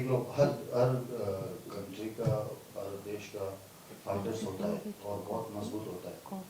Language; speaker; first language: Hindi; non-native, fluent; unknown